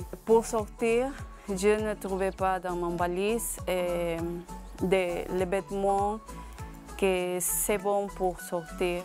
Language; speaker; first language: French; non-native, learner; Spanish